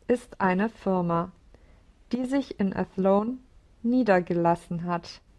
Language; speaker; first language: German; non-native, learner; English